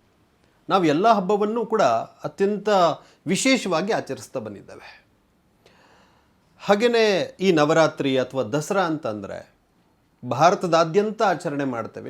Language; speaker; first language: Kannada; native; Kannada